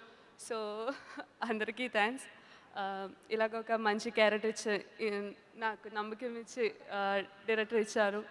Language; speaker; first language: Telugu; non-native, learner; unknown